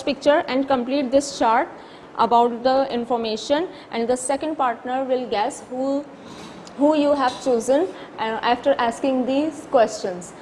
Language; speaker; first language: English; non-native, local second language; Urdu